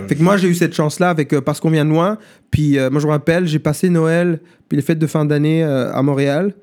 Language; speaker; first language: French; non-native, local second language; German